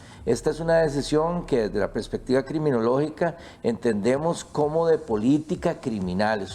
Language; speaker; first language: Spanish; native; Spanish